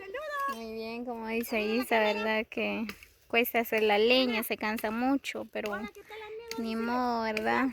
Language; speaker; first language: Spanish; native; Spanish